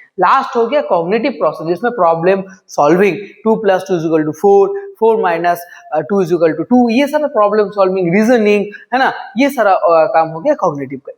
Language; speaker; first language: Hindi; non-native, local second language; Bangla